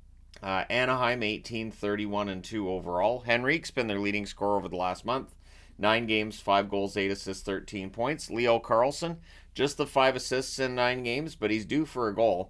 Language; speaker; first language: English; native; English